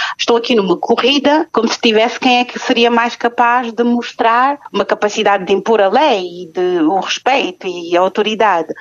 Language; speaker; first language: Portuguese; non-native, local second language; Kabuverdianu